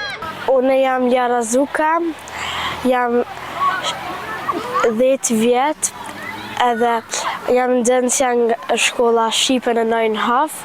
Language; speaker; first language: Albanian; early bilingual, heritage; Albanian